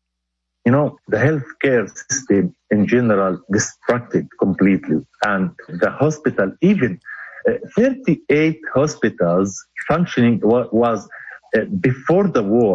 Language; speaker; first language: English; non-native, local second language; Arabic